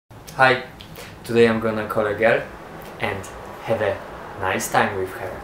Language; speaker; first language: English; non-native, learner; Bulgarian